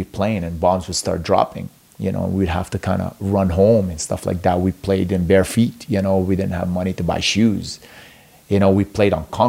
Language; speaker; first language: English; non-native, fluent; Arabic